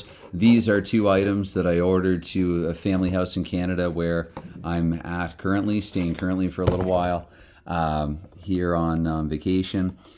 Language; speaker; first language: English; native; English